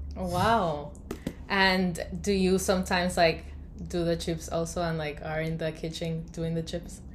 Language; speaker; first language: English; non-native, fluent; Spanish